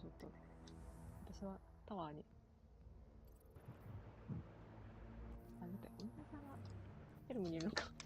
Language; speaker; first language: Japanese; native; Japanese